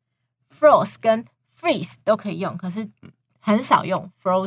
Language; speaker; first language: Chinese; native; Chinese